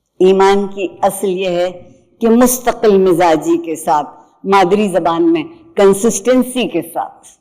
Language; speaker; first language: Urdu; native; Urdu